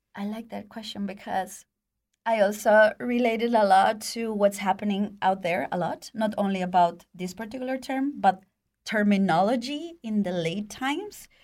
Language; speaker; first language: English; non-native, fluent; Spanish